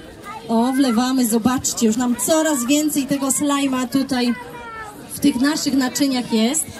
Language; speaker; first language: Polish; native; Polish